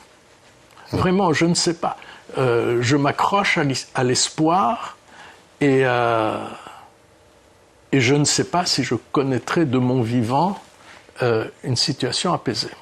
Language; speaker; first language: French; early bilingual, other home language; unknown